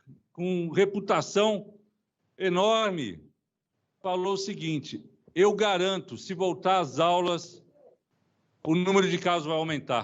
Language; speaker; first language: Portuguese; native; Portuguese